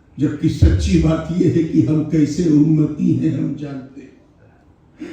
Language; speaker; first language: Urdu; native; Urdu